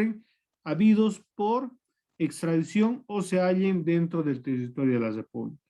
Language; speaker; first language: Spanish; native; Spanish